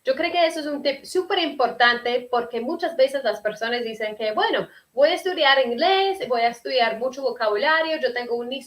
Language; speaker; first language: Spanish; non-native, fluent; English